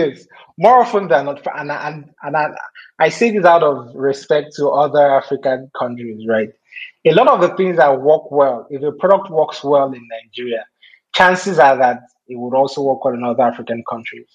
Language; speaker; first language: English; non-native, local second language; Igbo